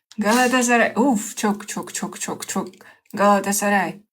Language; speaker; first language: Turkish; non-native, learner; Russian